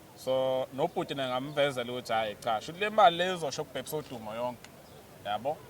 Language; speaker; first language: Zulu; native; Zulu